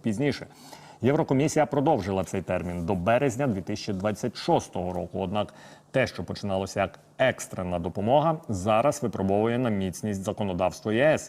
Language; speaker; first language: Ukrainian; native; Ukrainian